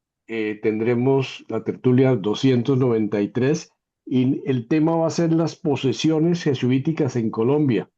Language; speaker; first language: Spanish; native; Spanish